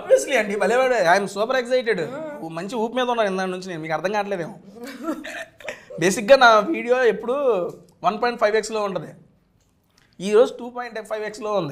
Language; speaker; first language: Telugu; native; Telugu